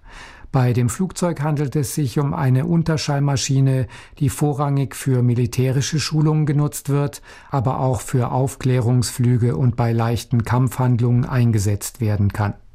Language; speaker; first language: German; native; German